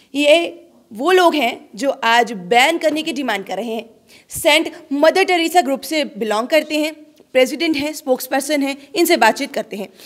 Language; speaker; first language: Hindi; native; Hindi